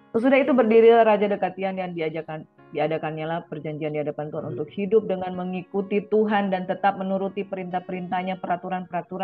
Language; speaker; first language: Indonesian; native; Indonesian